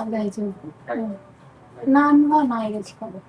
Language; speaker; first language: Japanese; non-native, learner; Telugu